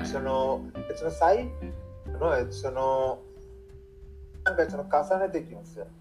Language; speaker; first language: Japanese; non-native, learner; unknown